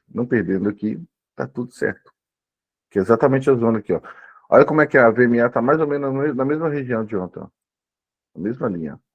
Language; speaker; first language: Portuguese; native; Portuguese